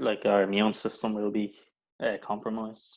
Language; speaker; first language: English; native; English